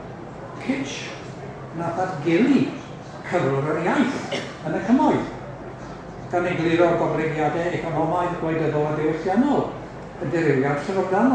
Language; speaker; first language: Welsh; native; Welsh